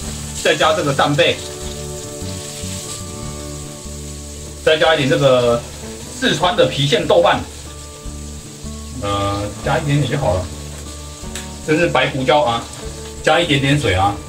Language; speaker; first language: Chinese; native; Chinese